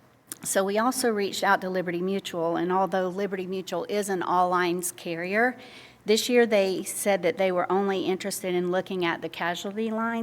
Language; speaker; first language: English; native; English